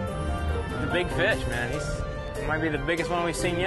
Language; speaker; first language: English; native; English